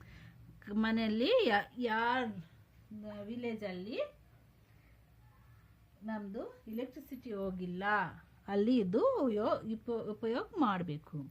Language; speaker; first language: Kannada; non-native, local second language; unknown